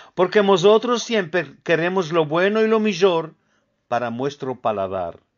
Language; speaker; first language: Spanish; early bilingual, heritage; Ladino